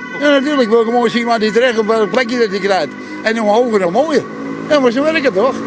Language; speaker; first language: Dutch; native; Dutch